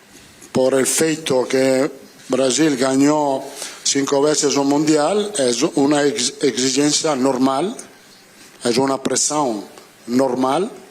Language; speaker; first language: Spanish; non-native, fluent; Italian